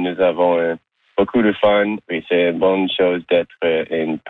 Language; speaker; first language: French; non-native, local second language; English